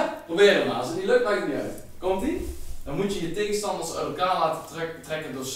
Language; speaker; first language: Dutch; native; Dutch